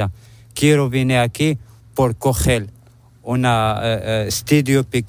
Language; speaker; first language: Spanish; non-native, learner; Arabic